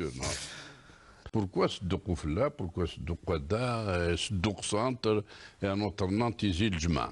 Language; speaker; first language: French; non-native, local second language; Kabyle